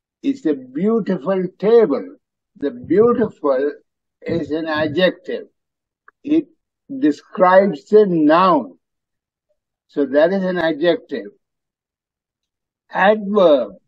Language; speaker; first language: English; non-native, fluent; Tamil